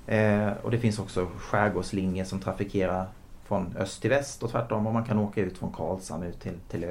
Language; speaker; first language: Swedish; native; Swedish